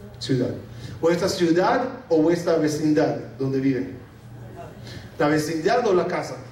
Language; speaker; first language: Spanish; non-native, fluent; Arabic